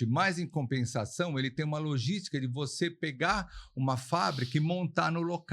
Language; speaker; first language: Portuguese; native; Portuguese